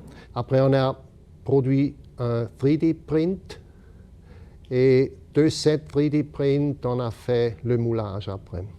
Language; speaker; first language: French; non-native, fluent; German